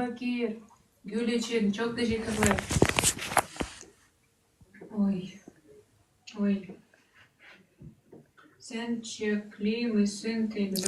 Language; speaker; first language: Turkish; non-native, learner; Russian